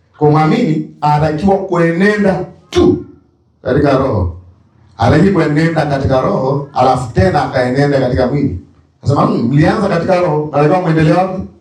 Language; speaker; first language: Swahili; native; Swahili